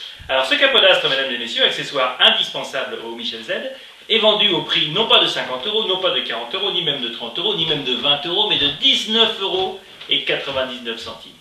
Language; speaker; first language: French; native; French